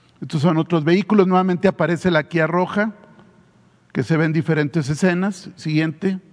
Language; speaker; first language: Spanish; native; Spanish